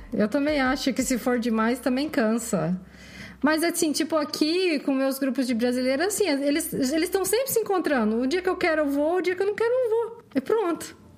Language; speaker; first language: Portuguese; native; Portuguese